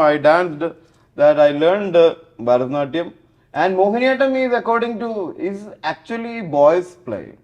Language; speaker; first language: English; non-native, local second language; Malayalam